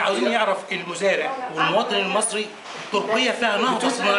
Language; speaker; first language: Turkish; non-native, learner; Arabic